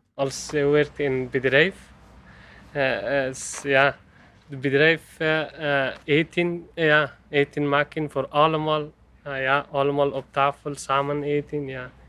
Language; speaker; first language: Dutch; non-native, learner; Persian